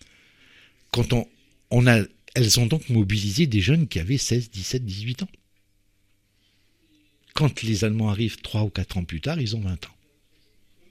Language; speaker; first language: French; native; French